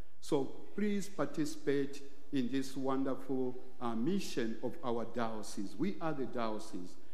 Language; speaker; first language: English; non-native, local second language; Bemba